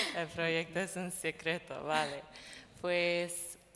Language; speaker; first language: Spanish; non-native, fluent; English